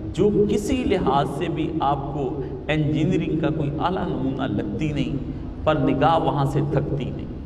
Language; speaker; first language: Urdu; non-native, local second language; Punjabi